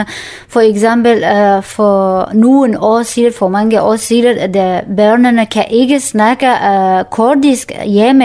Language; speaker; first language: Danish; non-native, learner; Kurdish